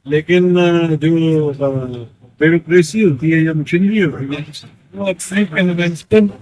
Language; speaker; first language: Urdu; non-native, local second language; Punjabi